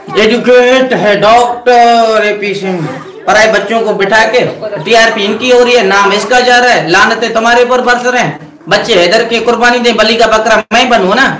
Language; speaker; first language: Urdu; non-native, local second language; Sindhi